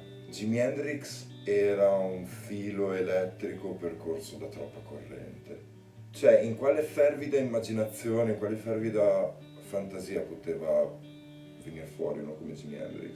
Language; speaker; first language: Italian; native; Italian